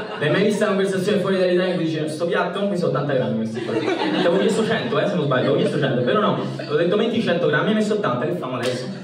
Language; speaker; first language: Italian; early bilingual, heritage; Italian